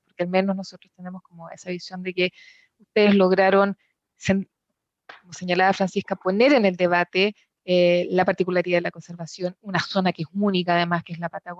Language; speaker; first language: Spanish; native; Spanish